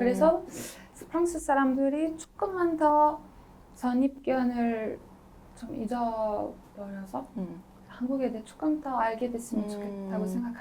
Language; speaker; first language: Korean; non-native, fluent; French